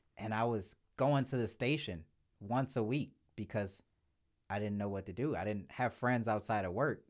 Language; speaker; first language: English; native; English